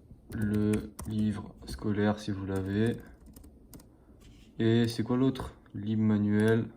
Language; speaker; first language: French; native; French